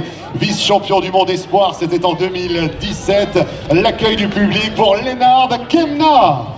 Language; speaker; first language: French; native; French